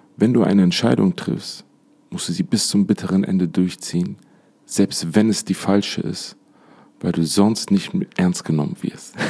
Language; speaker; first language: German; native; German